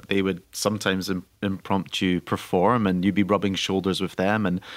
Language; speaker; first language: English; native; English